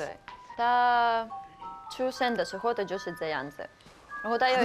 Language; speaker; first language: Chinese; non-native, learner; English